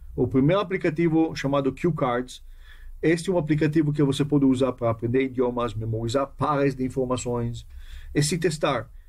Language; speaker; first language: Portuguese; non-native, fluent; Hebrew